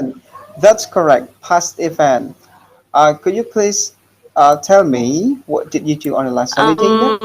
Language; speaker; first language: English; non-native, fluent; Indonesian